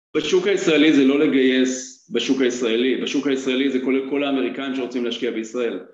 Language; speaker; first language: Hebrew; native; Hebrew